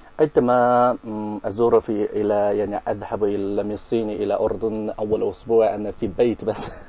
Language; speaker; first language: Arabic; non-native, learner; Chinese